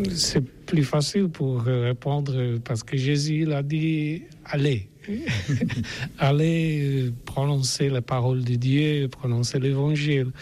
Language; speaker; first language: French; non-native, learner; Polish